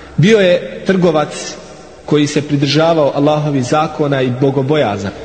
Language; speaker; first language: Bosnian; non-native, fluent; Arabic